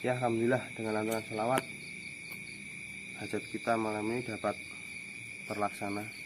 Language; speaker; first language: Indonesian; native; Indonesian